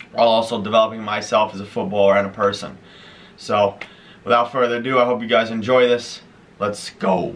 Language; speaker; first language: English; native; English